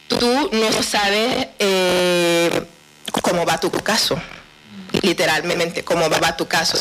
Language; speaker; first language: Spanish; non-native, fluent; Wolof